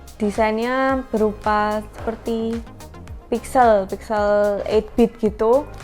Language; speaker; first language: Indonesian; native; Indonesian